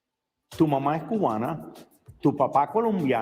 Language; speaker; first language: Spanish; native; Spanish